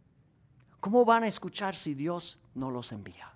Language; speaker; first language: Spanish; non-native, fluent; English